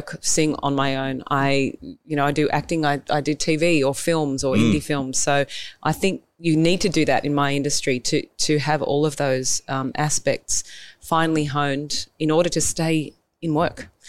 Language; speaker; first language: English; native; English